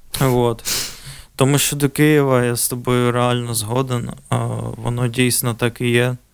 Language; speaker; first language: Ukrainian; native; Ukrainian